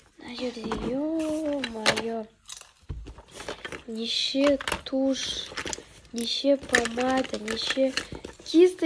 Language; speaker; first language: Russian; non-native, local second language; Kazakh